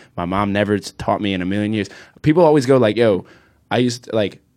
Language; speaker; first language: English; native; English